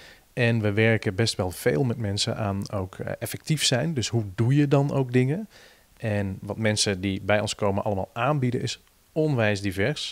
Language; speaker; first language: Dutch; native; Dutch